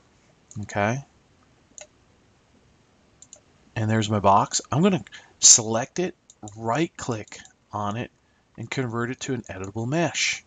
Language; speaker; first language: English; native; English